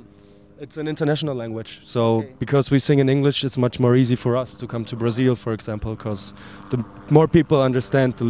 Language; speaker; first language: English; non-native, fluent; German